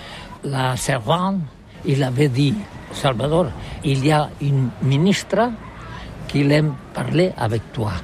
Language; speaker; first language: French; non-native, learner; Catalan